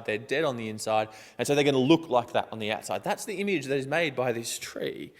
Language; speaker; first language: English; native; English